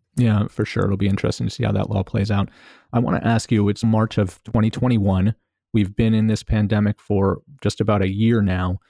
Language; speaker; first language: English; native; English